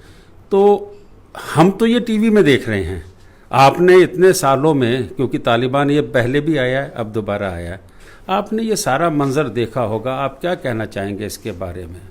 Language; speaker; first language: Hindi; non-native, local second language; Punjabi